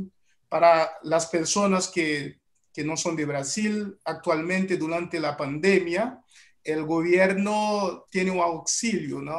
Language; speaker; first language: Spanish; non-native, fluent; Haitian Creole